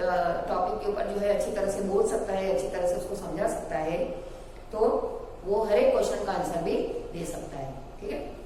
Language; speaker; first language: Hindi; non-native, local second language; Gujarati